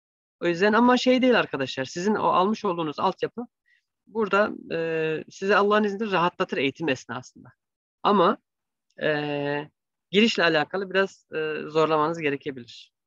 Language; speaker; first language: Turkish; native; Turkish